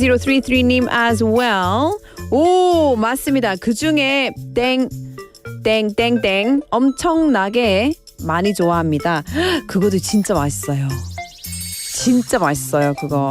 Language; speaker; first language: Korean; non-native, learner; English